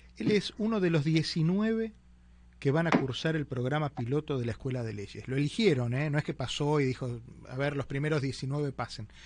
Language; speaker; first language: Spanish; native; Spanish